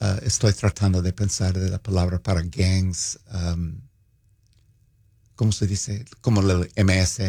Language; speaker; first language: Spanish; non-native, fluent; English